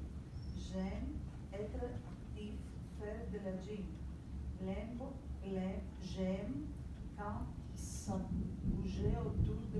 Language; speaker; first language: French; non-native, learner; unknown